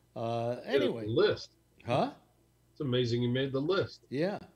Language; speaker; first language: English; native; English